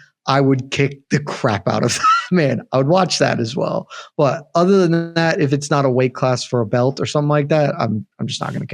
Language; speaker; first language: English; native; English